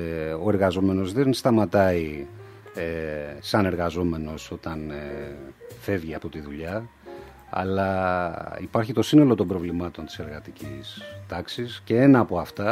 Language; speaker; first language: Greek; native; Greek